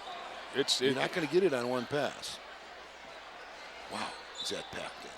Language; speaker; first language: English; native; English